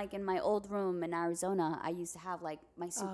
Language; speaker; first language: English; early bilingual, other home language; Spanish